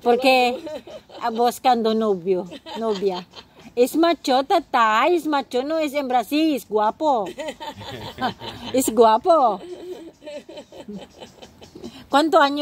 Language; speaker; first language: Spanish; non-native, learner; Filipino